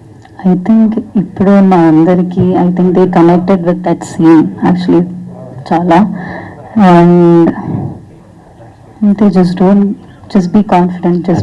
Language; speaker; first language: Telugu; non-native, learner; Malayalam